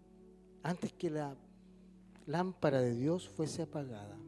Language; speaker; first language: Spanish; native; Spanish